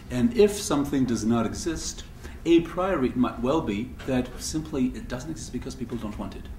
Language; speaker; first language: English; non-native, fluent; French